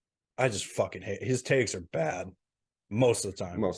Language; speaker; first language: English; native; English